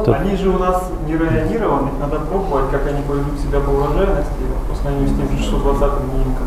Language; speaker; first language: Russian; native; Russian